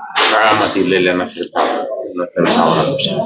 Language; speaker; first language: Spanish; native; Spanish